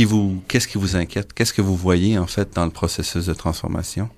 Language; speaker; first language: French; native; French